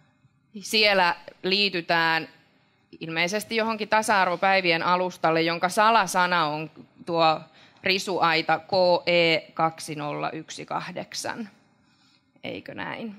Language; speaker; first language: Finnish; native; Finnish